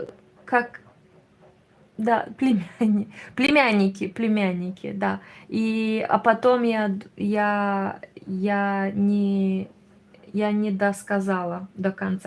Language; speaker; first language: Russian; non-native, learner; Romanian